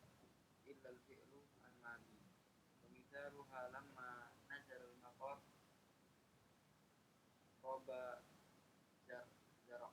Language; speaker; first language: Arabic; non-native, learner; Indonesian